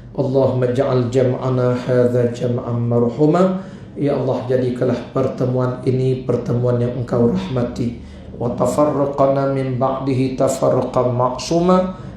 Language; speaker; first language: Malay; native; Malay